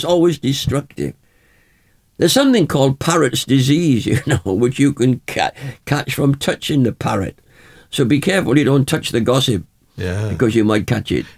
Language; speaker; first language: English; native; English